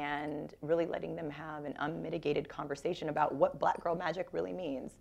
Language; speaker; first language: English; native; English